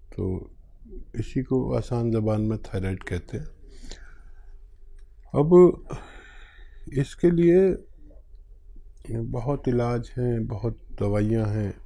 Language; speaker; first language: Hindi; native; Hindi